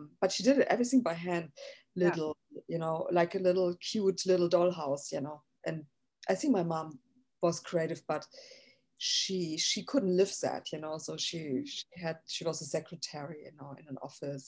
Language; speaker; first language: English; non-native, fluent; German